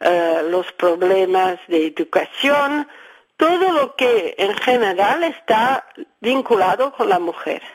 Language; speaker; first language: Spanish; early bilingual, heritage; Spanish